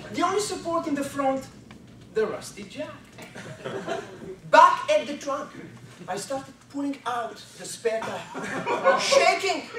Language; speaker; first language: English; non-native, fluent; Bulgarian